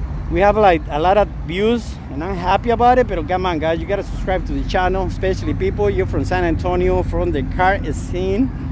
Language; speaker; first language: English; non-native, fluent; Spanish